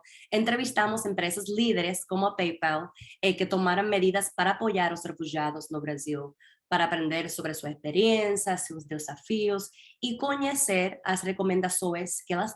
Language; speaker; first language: Portuguese; non-native, fluent; Spanish